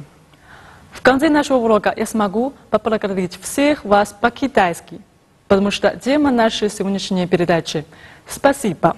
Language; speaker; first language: Russian; non-native, fluent; Chinese